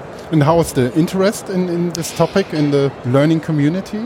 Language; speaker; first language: English; non-native, fluent; German